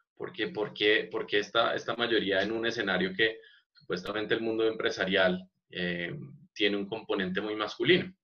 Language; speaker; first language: Spanish; native; Spanish